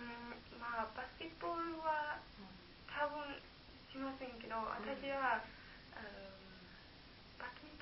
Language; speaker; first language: Japanese; non-native, learner; German